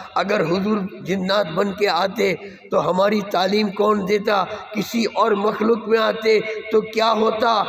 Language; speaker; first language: Urdu; non-native, local second language; Gujarati